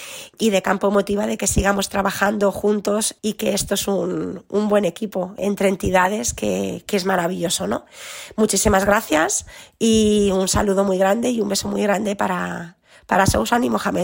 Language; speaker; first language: Spanish; native; Spanish